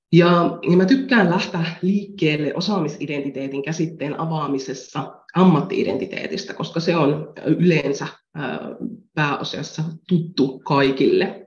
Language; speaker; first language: Finnish; native; Finnish